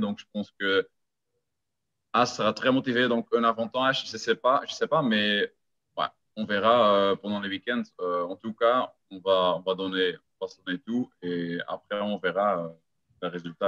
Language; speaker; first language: French; non-native, local second language; Dutch